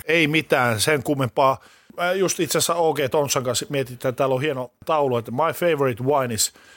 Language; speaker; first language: Finnish; native; Finnish